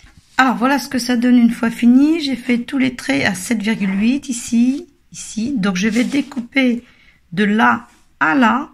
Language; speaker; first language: French; native; French